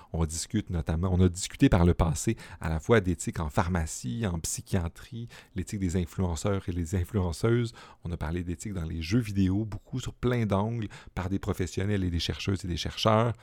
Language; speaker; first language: French; native; French